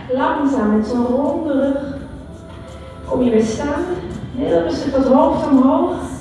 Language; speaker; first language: Dutch; native; Dutch